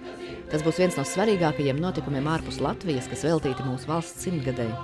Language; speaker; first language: Latvian; native; Latvian